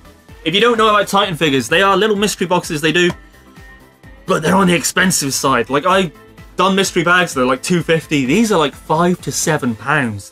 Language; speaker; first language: English; native; English